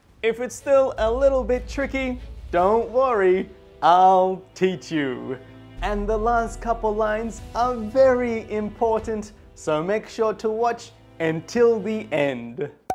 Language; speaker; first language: English; native; English